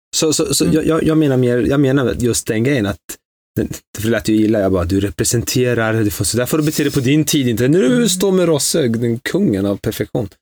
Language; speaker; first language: Swedish; early bilingual, other home language; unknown